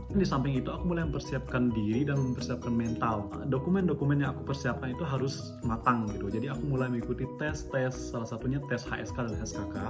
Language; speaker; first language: Indonesian; non-native, local second language; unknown